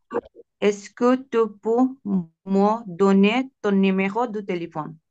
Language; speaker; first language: French; non-native, learner; Bangla